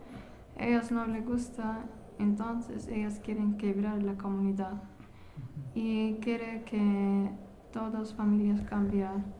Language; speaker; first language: Spanish; non-native, learner; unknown